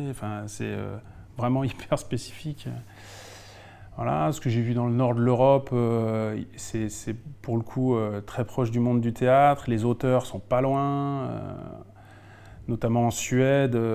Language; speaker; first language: French; native; French